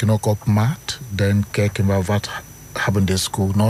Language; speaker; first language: Dutch; non-native, learner; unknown